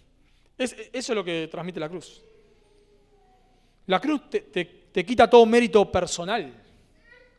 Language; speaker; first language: Spanish; native; Spanish